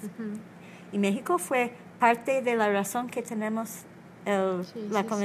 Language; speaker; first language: Spanish; non-native, learner; English